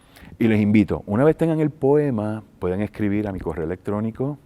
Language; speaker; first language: Spanish; native; Spanish